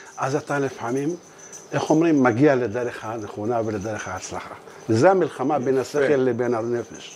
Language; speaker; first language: Hebrew; non-native, local second language; Arabic